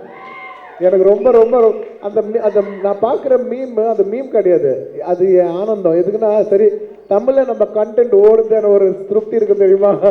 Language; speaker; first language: Tamil; non-native, local second language; Telugu